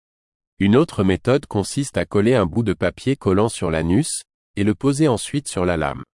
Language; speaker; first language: French; native; French